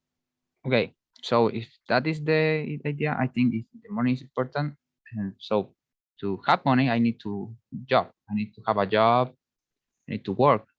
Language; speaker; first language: English; non-native, learner; Spanish